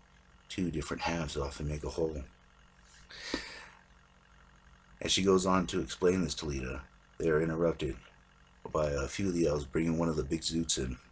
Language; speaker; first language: English; native; English